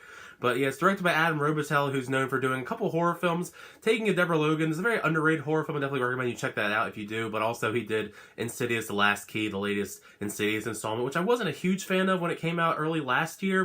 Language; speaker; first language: English; native; English